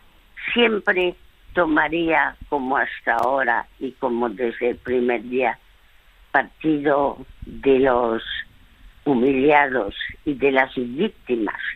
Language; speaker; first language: Spanish; early bilingual, other home language; French